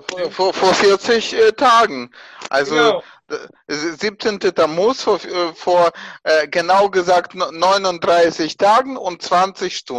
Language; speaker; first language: German; non-native, fluent; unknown